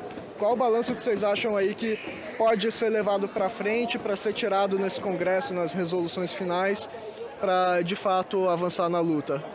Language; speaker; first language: Portuguese; native; Portuguese